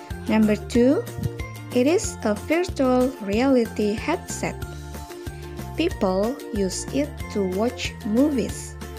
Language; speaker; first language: English; non-native, fluent; Indonesian